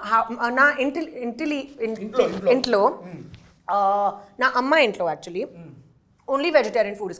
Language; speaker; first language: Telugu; non-native, learner; Hindi